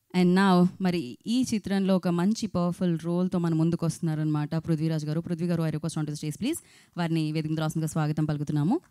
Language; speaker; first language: Telugu; native; Telugu